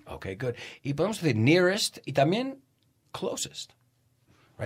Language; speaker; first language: Spanish; non-native, fluent; English